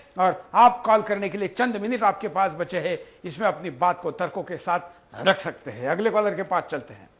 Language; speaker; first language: Hindi; non-native, local second language; Marathi